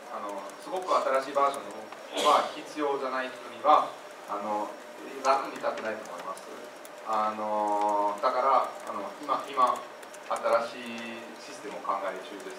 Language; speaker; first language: Japanese; non-native, fluent; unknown